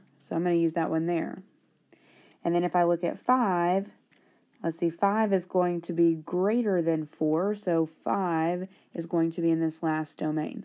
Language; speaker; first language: English; native; English